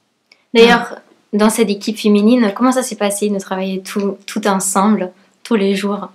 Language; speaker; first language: French; native; French